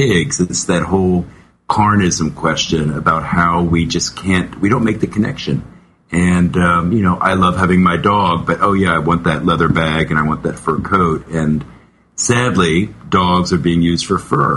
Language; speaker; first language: English; native; English